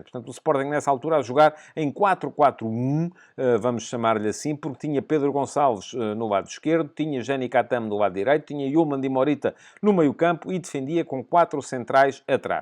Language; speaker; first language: Portuguese; native; Portuguese